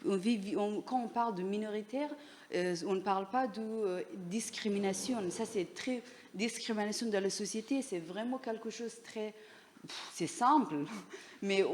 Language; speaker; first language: French; non-native, learner; Persian